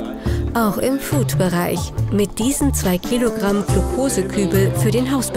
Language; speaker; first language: German; native; German